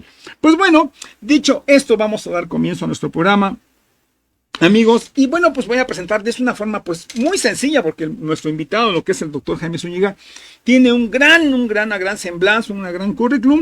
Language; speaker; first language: Spanish; native; Spanish